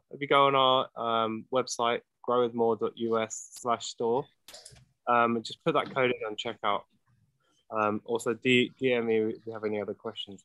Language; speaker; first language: English; native; English